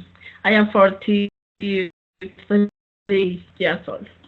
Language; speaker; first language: English; non-native, learner; Spanish